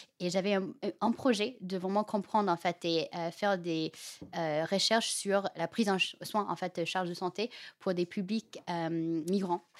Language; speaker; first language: French; non-native, fluent; Chinese